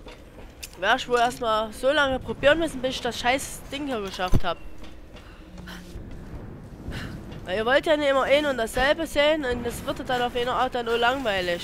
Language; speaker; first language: German; native; German